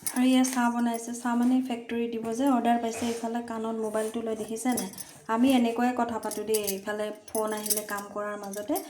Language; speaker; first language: Assamese; native; Assamese